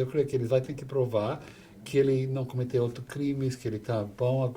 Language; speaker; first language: Portuguese; non-native, fluent; English